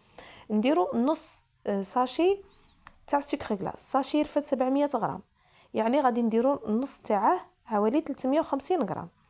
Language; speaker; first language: Arabic; native; Arabic